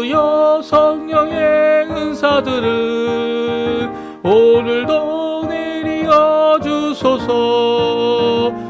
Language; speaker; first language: Korean; native; Korean